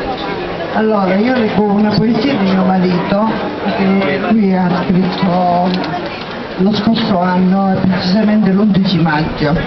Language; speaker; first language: Italian; native; Italian